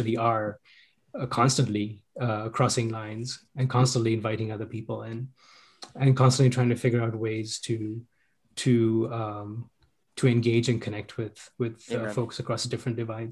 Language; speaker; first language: English; non-native, local second language; Sinhala